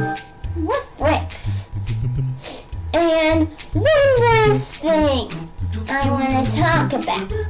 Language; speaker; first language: English; native; English